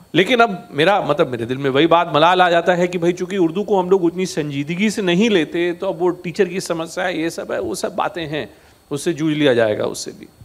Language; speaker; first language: Hindi; native; Hindi